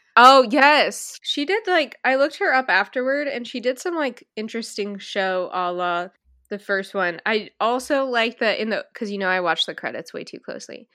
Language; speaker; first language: English; native; English